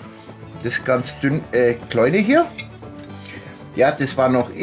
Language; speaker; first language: German; native; German